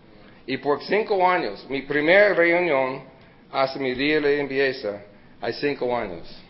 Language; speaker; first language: Spanish; early bilingual, heritage; Spanish